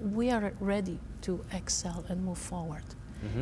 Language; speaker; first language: English; non-native, fluent; Romanian